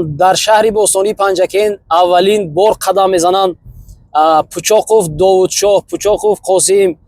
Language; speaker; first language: Persian; native; Persian